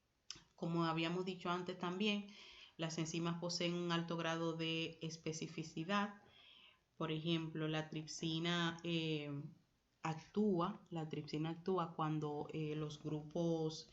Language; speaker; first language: Spanish; native; Spanish